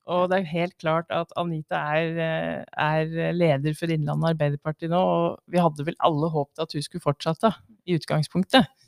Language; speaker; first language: Norwegian; native; Norwegian